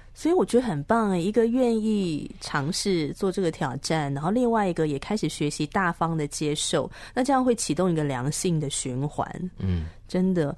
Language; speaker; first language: Chinese; native; Chinese